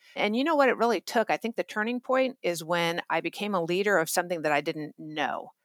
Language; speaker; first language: English; native; English